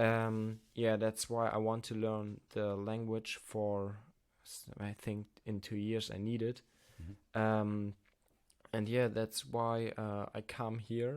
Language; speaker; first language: English; non-native, learner; German